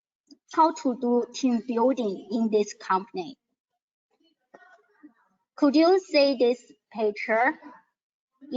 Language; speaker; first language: English; non-native, learner; Chinese